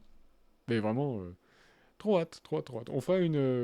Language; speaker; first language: French; native; French